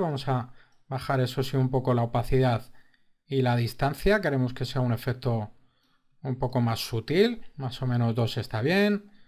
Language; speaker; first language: Spanish; native; Spanish